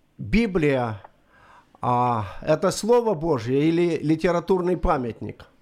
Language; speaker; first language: Russian; native; Russian